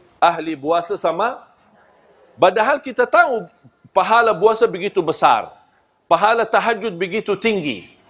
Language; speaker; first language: Malay; non-native, fluent; Arabic